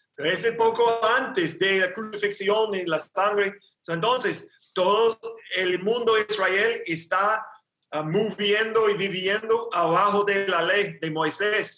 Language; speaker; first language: Spanish; non-native, learner; English